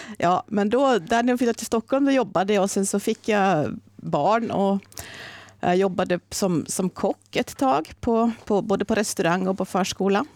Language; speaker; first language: Swedish; native; Swedish